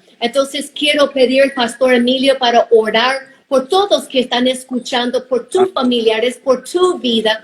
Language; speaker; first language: Spanish; non-native, fluent; English